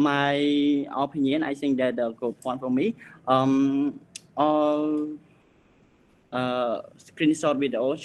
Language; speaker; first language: English; non-native, learner; Khmer